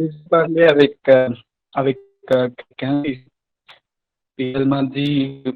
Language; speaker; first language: French; non-native, learner; English